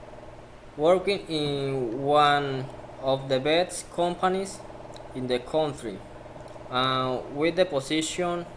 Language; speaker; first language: English; non-native, learner; Spanish